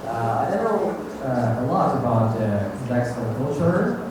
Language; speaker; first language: English; non-native, learner; Uzbek